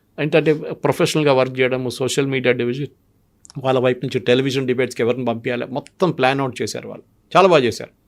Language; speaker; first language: Telugu; non-native, local second language; Malayalam